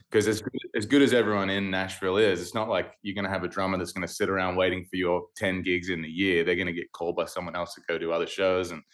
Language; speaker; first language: English; native; English